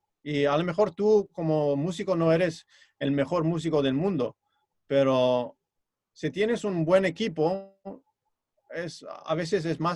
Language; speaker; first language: Spanish; non-native, fluent; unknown